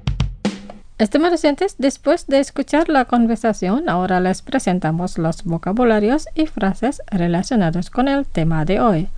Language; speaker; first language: Spanish; non-native, fluent; Indonesian